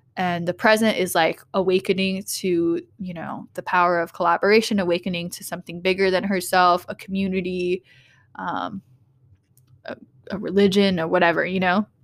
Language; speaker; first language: English; early bilingual, other home language; Vietnamese